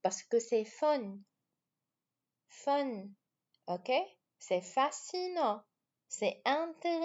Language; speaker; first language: French; non-native, fluent; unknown